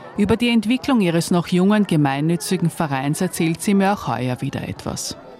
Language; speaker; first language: German; native; German